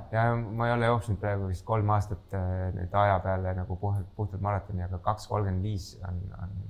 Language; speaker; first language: Estonian; native; Estonian